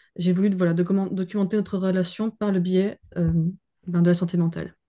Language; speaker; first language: French; native; French